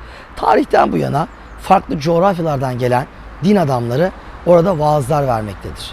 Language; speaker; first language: Turkish; native; Turkish